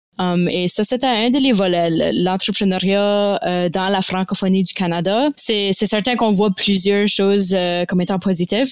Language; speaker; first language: French; native; French